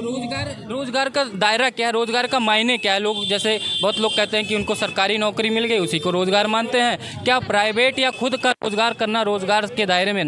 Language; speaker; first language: Hindi; native; Hindi